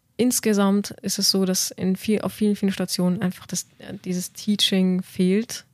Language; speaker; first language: German; native; German